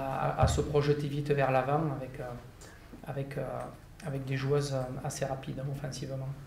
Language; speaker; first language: French; native; French